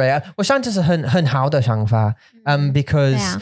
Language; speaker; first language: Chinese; non-native, learner; English